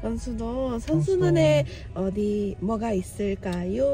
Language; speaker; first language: Korean; non-native, learner; Italian